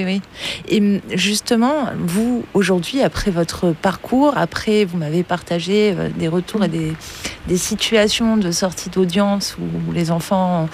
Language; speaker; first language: French; native; French